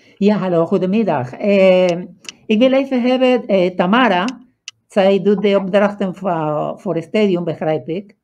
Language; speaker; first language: Dutch; non-native, fluent; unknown